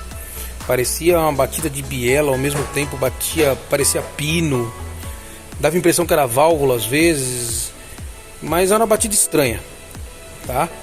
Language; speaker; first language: Portuguese; native; Portuguese